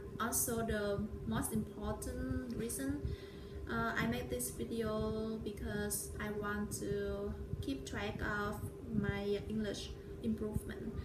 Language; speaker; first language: English; non-native, learner; Vietnamese